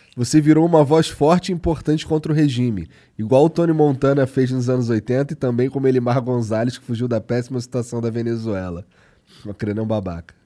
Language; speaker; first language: Portuguese; native; Portuguese